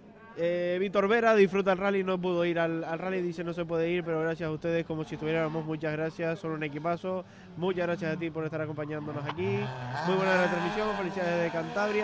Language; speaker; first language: Spanish; native; Spanish